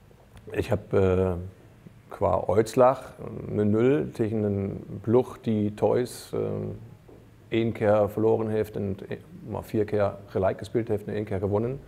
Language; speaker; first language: Dutch; non-native, fluent; German